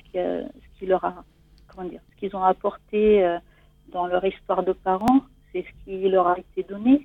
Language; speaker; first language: French; non-native, fluent; Italian